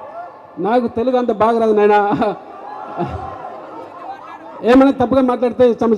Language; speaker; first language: Telugu; non-native, local second language; Tamil